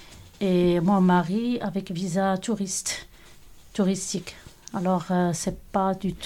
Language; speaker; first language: French; non-native, local second language; Arabic